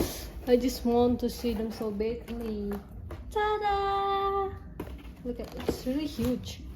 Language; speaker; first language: English; non-native, learner; Indonesian